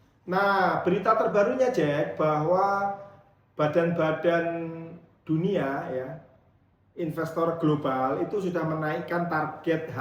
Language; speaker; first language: Indonesian; native; Indonesian